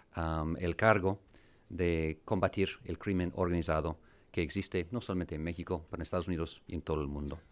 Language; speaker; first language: Spanish; non-native, fluent; English